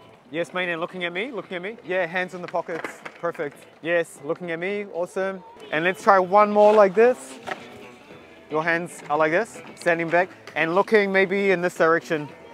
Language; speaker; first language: English; native; English